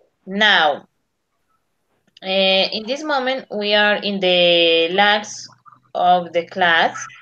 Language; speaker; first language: English; non-native, learner; Spanish